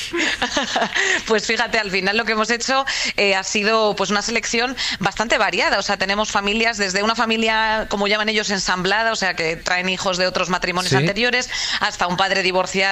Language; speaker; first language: Spanish; native; Spanish